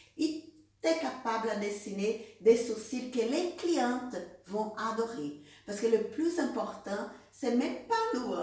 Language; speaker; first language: French; non-native, fluent; Portuguese